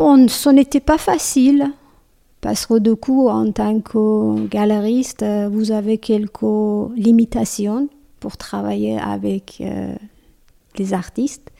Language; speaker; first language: French; non-native, learner; Persian